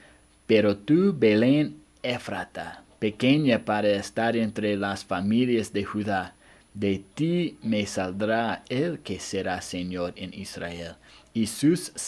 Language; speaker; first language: Spanish; non-native, fluent; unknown